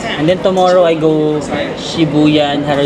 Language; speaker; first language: English; non-native, local second language; Filipino